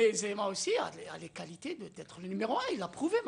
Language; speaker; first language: French; non-native, local second language; Arabic